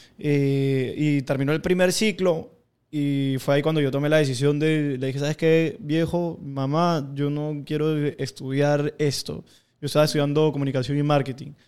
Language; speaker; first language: Spanish; native; Spanish